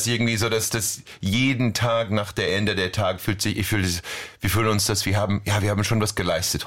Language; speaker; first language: German; non-native, fluent; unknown